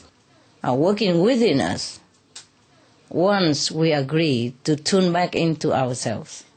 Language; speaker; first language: English; non-native, fluent; Vietnamese